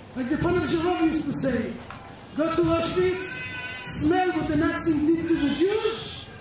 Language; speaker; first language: English; non-native, fluent; Hebrew